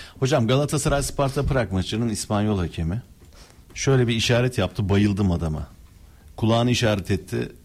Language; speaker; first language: Turkish; native; Turkish